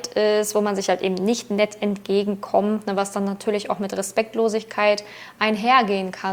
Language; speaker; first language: German; native; German